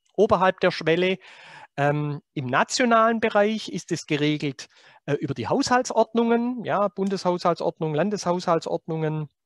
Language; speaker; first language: German; native; German